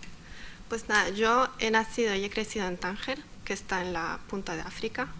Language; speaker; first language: Spanish; non-native, fluent; Arabic